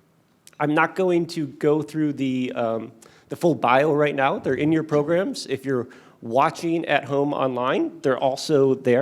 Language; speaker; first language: English; native; English